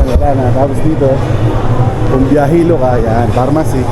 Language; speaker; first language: Filipino; non-native, local second language; Pampanga